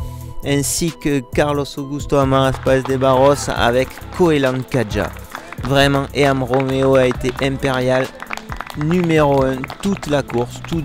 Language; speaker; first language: French; native; French